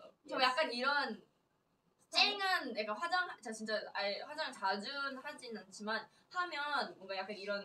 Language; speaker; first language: Korean; early bilingual, heritage; Korean